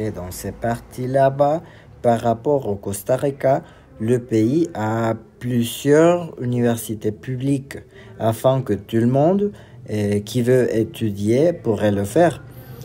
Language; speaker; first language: French; non-native, learner; Spanish